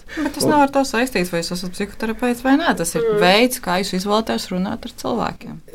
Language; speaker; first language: Latvian; non-native, local second language; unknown